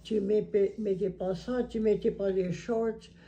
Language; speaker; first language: French; native; French